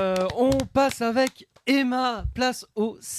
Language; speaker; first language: French; native; French